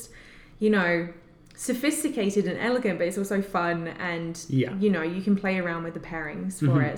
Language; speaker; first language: English; native; English